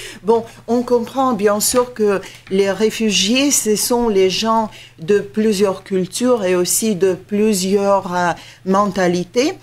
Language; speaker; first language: French; non-native, fluent; Russian